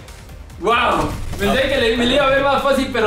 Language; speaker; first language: Spanish; native; Spanish